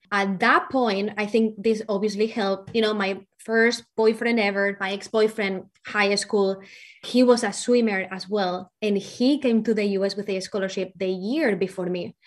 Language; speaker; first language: English; non-native, fluent; Spanish